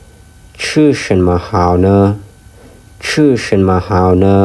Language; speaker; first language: Chinese; non-native, fluent; Lao